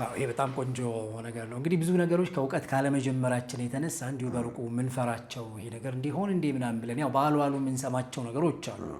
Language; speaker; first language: Amharic; native; Amharic